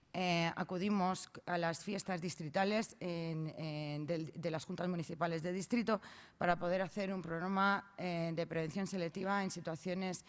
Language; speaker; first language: Spanish; native; Spanish